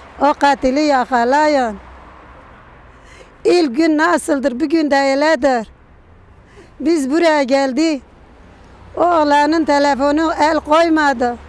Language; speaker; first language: Turkish; non-native, local second language; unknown